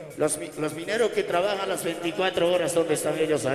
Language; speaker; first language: Spanish; native; Spanish